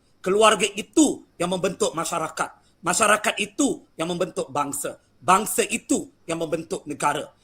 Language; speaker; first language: Malay; native; Malay